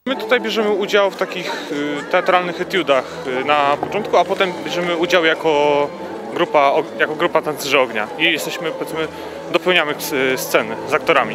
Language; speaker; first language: Polish; native; Polish